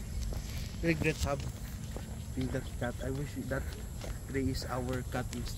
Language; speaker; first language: English; non-native, local second language; Filipino